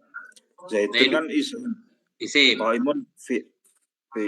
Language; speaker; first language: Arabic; non-native, learner; Indonesian